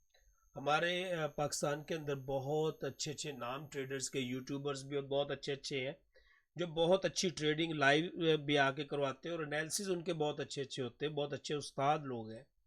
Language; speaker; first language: Hindi; non-native, local second language; Punjabi